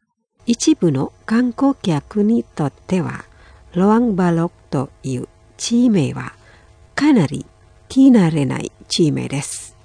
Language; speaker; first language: Japanese; non-native, fluent; Indonesian